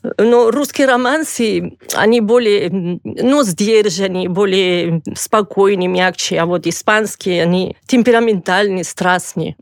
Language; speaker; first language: Russian; non-native, fluent; Catalan